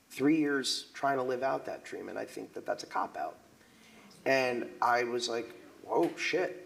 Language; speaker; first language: English; native; English